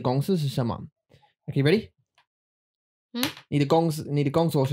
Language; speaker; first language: Chinese; non-native, learner; English